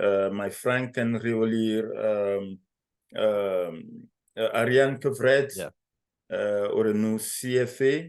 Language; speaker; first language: Welsh; non-native, fluent; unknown